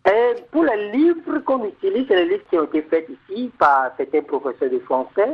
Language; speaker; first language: French; non-native, fluent; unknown